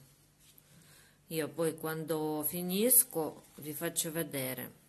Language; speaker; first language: Italian; non-native, learner; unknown